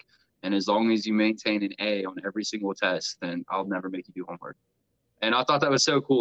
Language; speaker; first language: English; native; English